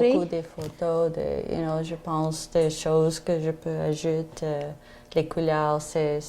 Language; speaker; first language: French; non-native, learner; English